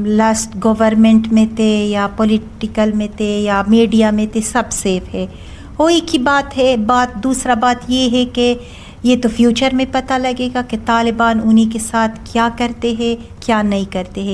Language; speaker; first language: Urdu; non-native, learner; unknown